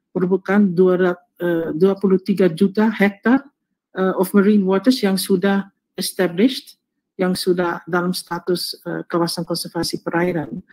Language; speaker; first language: Indonesian; early bilingual, heritage; Indonesian